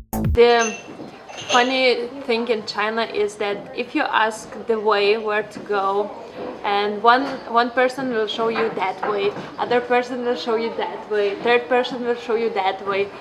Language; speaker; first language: English; non-native, fluent; Lithuanian